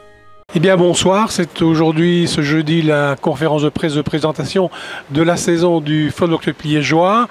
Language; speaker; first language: French; native; French